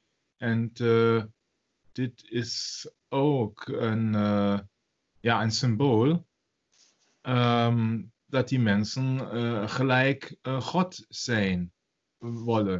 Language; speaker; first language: Dutch; non-native, learner; German